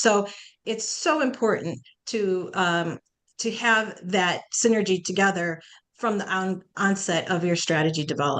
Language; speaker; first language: English; early bilingual, other home language; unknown